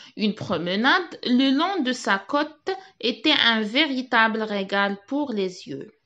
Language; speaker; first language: French; non-native, local second language; Arabic